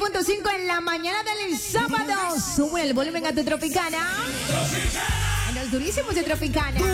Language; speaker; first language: Spanish; native; Spanish